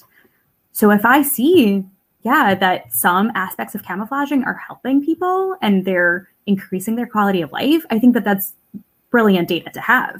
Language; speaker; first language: English; early bilingual, other home language; Russian